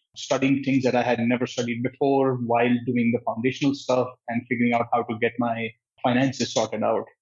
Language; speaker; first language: English; non-native, local second language; Hindi